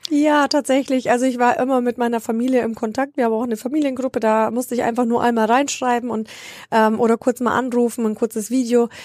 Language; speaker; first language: German; early bilingual, other home language; Romanian